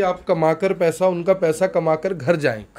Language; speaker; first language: Hindi; native; Hindi